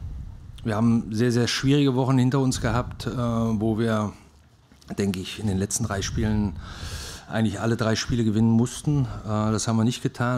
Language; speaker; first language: German; native; German